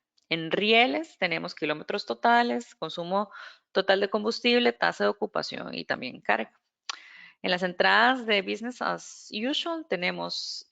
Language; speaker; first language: Spanish; native; Spanish